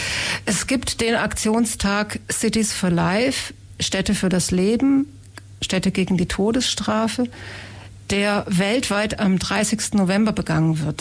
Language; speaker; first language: German; native; German